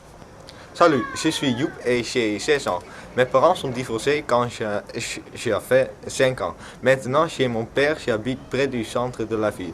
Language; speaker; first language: French; non-native, learner; Dutch